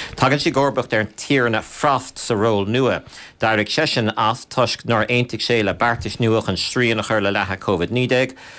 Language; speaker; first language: Irish; native; Irish